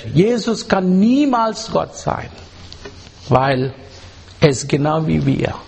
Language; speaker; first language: German; non-native, learner; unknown